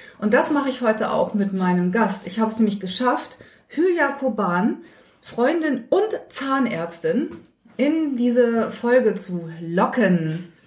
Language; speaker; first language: German; native; German